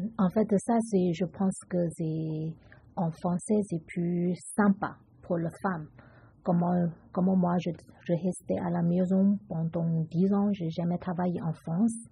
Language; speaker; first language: French; non-native, learner; Chinese